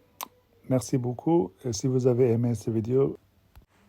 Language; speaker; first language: French; non-native, fluent; English